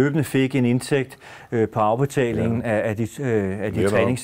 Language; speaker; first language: Danish; native; Danish